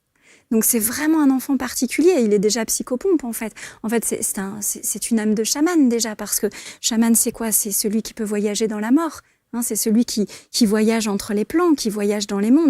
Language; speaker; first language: French; native; French